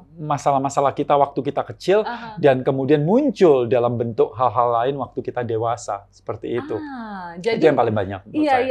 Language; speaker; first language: Indonesian; native; Indonesian